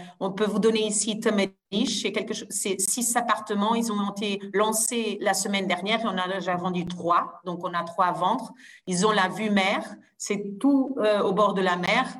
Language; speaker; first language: French; non-native, fluent; Portuguese